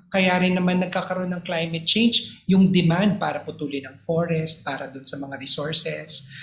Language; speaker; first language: Filipino; native; Filipino